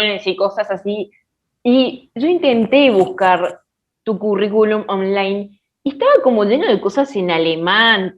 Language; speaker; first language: Spanish; native; Spanish